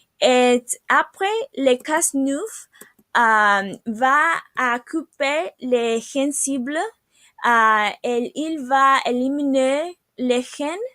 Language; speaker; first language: French; non-native, learner; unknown